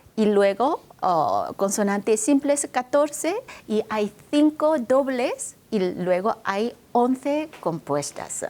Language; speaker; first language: Spanish; non-native, fluent; Korean